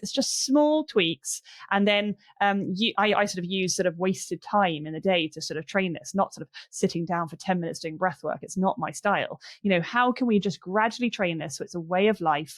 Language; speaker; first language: English; native; English